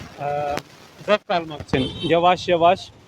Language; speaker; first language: Turkish; non-native, fluent; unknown